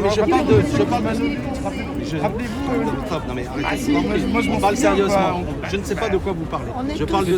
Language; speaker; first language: French; native; French